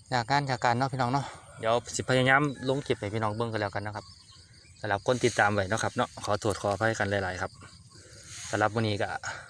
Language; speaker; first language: Thai; native; Thai